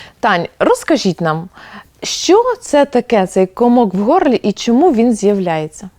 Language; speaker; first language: Ukrainian; native; Ukrainian